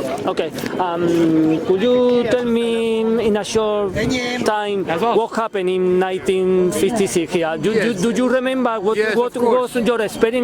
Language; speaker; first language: English; non-native, learner; Spanish